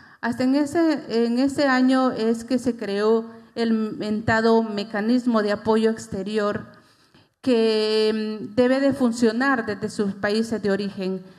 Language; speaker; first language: Spanish; native; Spanish